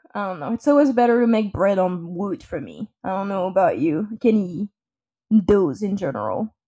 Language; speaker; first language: English; non-native, fluent; French